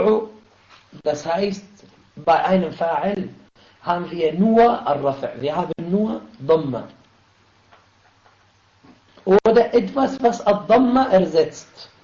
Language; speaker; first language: German; non-native, fluent; Arabic